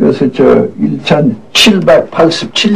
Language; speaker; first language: Korean; non-native, fluent; English